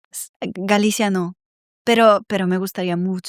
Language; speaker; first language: Spanish; non-native, fluent; Serbian